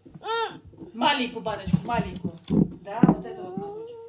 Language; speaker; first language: Russian; native; Russian